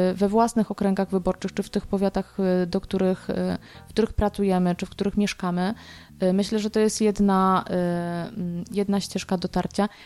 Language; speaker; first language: Polish; native; Polish